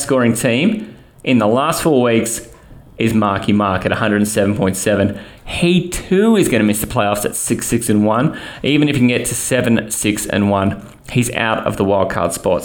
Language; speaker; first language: English; native; English